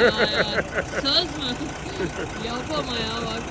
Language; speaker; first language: Turkish; native; Turkish